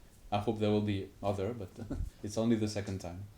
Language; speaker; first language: English; non-native, fluent; French